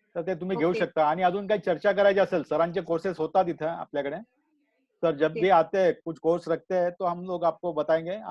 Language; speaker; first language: Hindi; non-native, local second language; Marathi